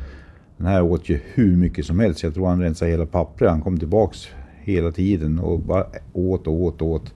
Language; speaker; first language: Swedish; native; Swedish